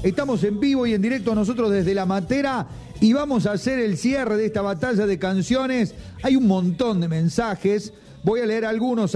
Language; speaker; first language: Spanish; native; Spanish